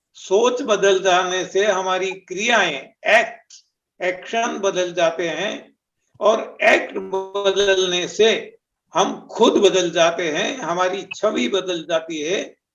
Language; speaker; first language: Hindi; non-native, local second language; Marathi